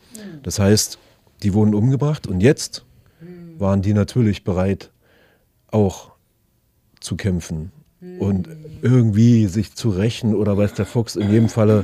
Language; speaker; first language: German; native; German